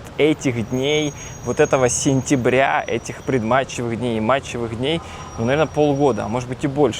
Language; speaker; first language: Russian; native; Russian